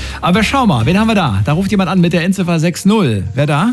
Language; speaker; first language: German; native; German